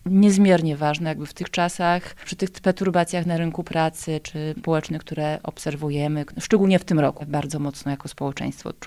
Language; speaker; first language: Polish; native; Polish